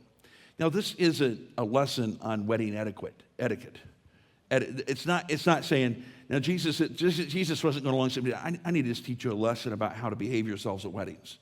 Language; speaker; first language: English; native; English